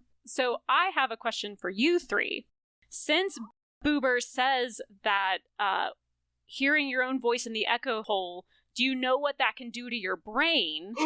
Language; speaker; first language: English; native; English